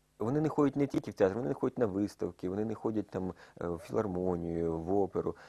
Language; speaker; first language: Ukrainian; native; Ukrainian